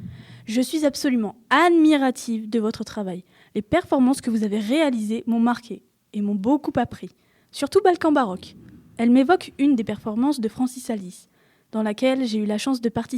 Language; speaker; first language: French; native; French